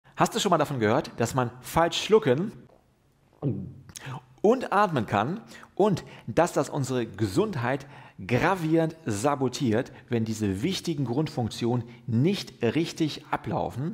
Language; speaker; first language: German; native; German